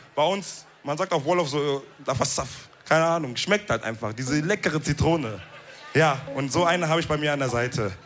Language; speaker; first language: German; early bilingual, other home language; Wolof